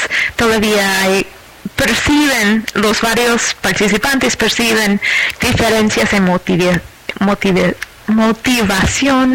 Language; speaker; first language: Spanish; non-native, fluent; English